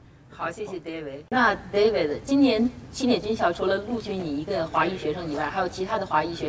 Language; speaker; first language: Chinese; native; Chinese